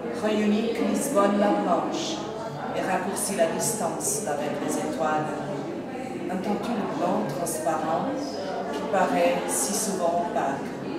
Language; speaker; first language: French; early bilingual, other home language; Portuguese